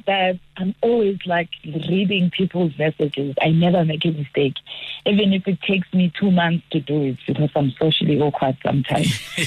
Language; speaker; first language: English; non-native, local second language; Zulu